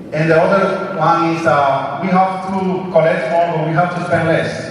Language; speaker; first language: English; non-native, learner; Spanish